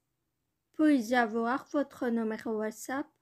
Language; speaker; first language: French; non-native, learner; Bangla